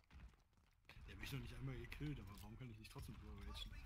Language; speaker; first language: German; native; German